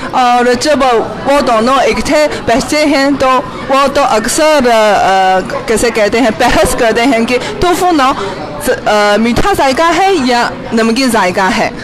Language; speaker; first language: Urdu; non-native, fluent; Chinese